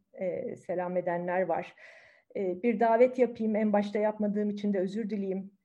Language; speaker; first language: Turkish; native; Turkish